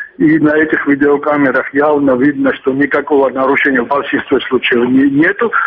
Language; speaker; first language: Russian; non-native, local second language; Georgian